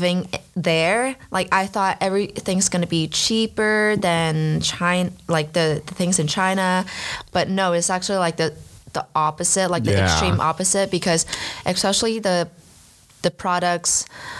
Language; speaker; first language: English; non-native, fluent; Chinese